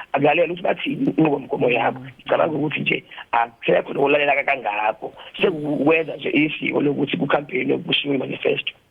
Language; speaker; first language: Zulu; native; Zulu